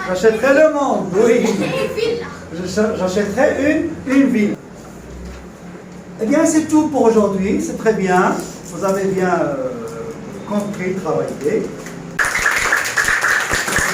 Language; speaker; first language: French; non-native, local second language; Arabic